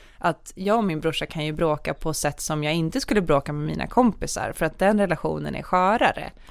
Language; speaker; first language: Swedish; native; Swedish